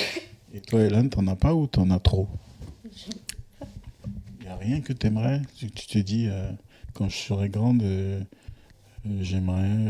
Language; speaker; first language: French; native; French